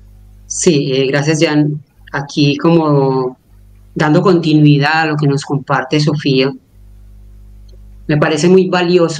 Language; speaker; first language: Spanish; native; Spanish